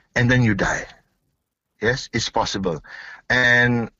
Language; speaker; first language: English; non-native, local second language; Malay